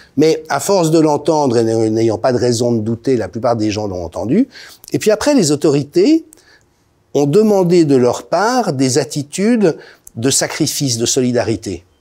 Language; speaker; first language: French; native; French